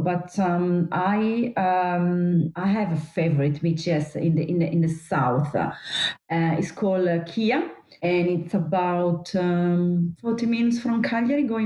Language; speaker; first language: English; non-native, fluent; Italian